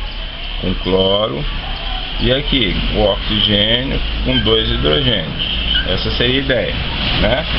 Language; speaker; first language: Portuguese; native; Portuguese